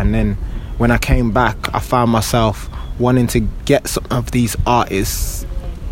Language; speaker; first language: English; native; English